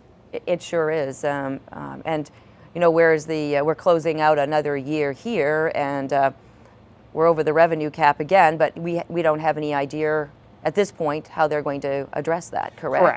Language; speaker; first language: English; native; English